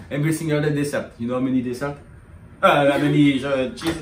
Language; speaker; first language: English; non-native, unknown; French